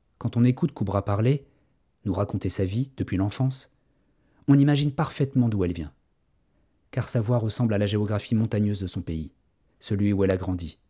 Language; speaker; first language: French; native; French